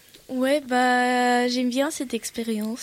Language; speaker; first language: French; non-native, learner; Russian